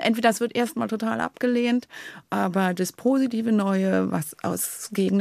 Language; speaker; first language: German; native; German